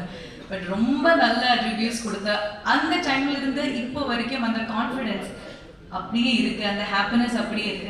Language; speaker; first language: Tamil; non-native, local second language; Malayalam